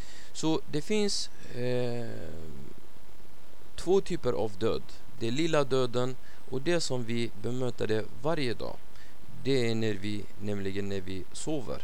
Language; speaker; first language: Swedish; non-native, fluent; Arabic